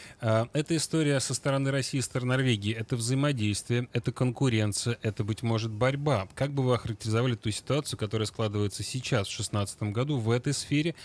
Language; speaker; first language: Russian; native; Russian